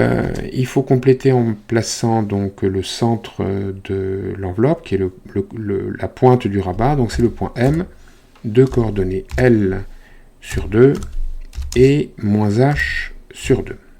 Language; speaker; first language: French; native; French